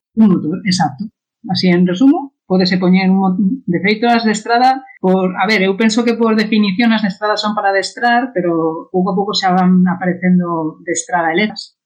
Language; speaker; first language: Galician; non-native, local second language; Spanish